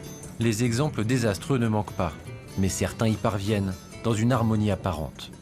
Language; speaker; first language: French; native; French